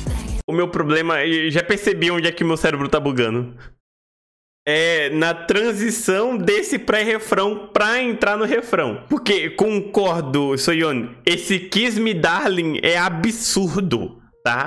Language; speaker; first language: Portuguese; native; Portuguese